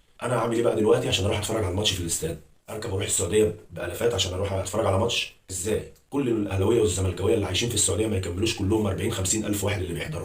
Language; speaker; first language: Arabic; native; Arabic